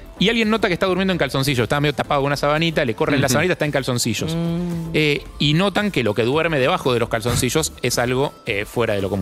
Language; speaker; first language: Spanish; native; Spanish